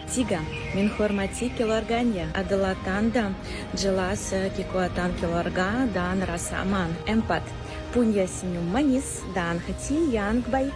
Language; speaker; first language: Indonesian; non-native, fluent; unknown